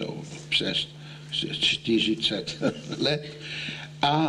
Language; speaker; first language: Czech; non-native, learner; Italian